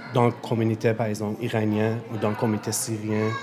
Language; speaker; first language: French; non-native, fluent; Persian